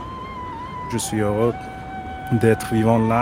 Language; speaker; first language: French; non-native, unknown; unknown